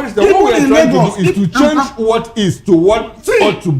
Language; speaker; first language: English; non-native, local second language; Igbo